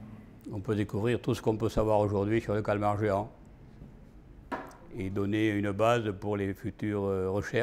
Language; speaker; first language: French; native; French